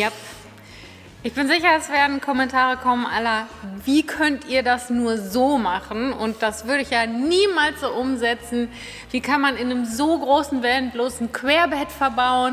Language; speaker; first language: German; native; German